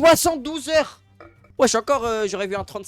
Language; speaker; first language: French; native; French